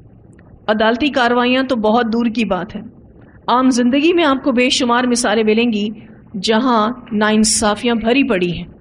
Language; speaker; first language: Urdu; native; Urdu